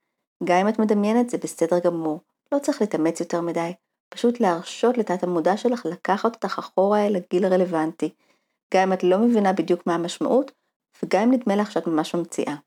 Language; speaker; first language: Hebrew; native; Hebrew